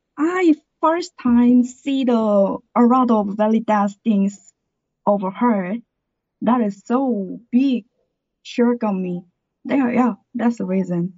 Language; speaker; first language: English; non-native, learner; Korean